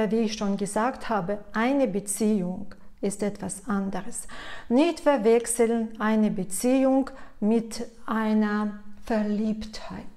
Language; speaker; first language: German; non-native, fluent; Russian